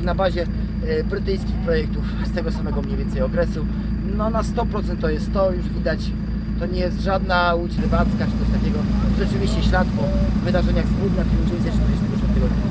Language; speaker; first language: Polish; native; Polish